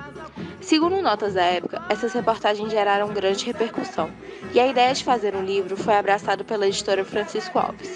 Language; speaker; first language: Portuguese; native; Portuguese